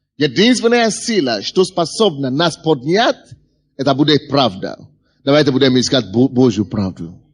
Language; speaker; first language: Russian; non-native, fluent; Yoruba